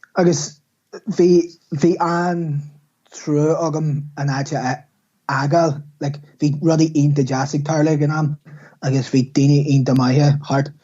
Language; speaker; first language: Irish; non-native, local second language; English